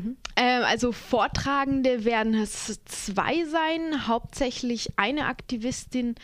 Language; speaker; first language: German; native; German